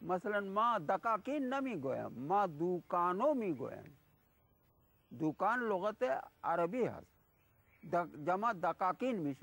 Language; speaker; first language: Persian; non-native, fluent; Urdu